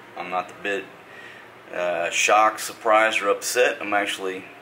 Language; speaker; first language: English; native; English